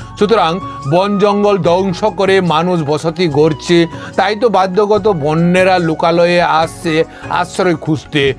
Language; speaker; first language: Bangla; non-native, local second language; Konkani